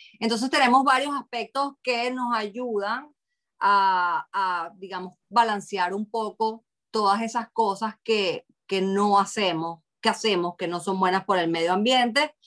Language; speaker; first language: Spanish; native; Spanish